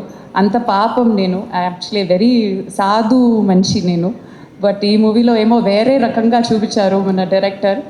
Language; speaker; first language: Telugu; non-native, fluent; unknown